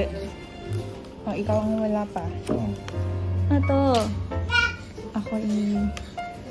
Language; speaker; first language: Japanese; non-native, learner; Filipino